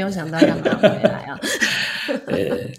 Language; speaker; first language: Chinese; native; Chinese